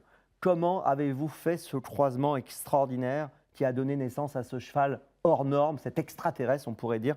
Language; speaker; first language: French; native; French